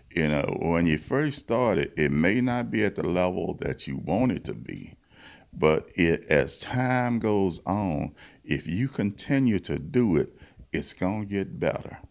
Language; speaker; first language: English; native; English